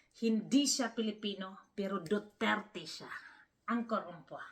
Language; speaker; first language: Filipino; non-native, local second language; Cebuano